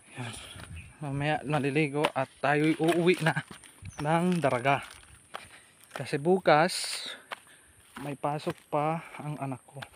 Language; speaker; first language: Filipino; non-native, local second language; Bikol